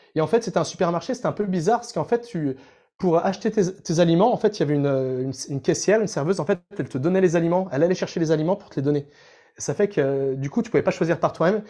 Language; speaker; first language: French; native; French